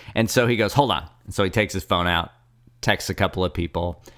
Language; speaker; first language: English; native; English